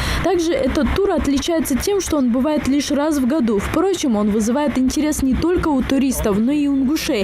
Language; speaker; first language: Russian; native; Russian